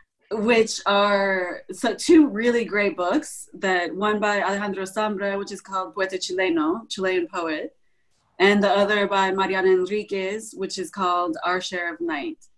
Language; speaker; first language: English; native; English